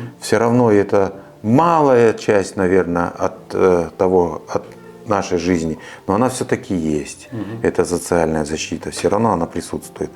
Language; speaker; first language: Russian; native; Russian